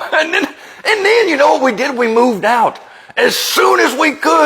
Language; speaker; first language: English; native; English